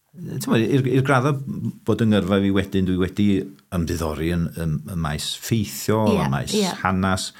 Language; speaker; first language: Welsh; early bilingual, heritage; Welsh